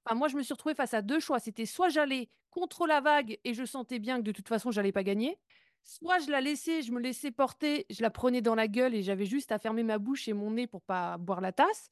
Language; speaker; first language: French; native; French